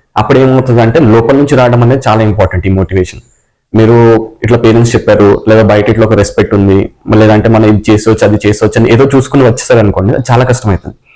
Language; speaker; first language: Telugu; native; Telugu